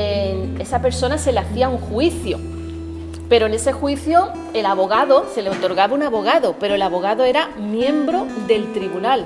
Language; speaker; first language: Spanish; native; Spanish